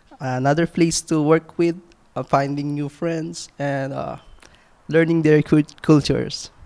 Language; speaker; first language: English; non-native, local second language; Filipino